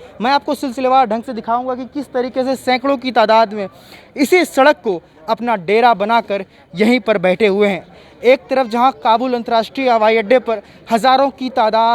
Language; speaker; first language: Hindi; native; Hindi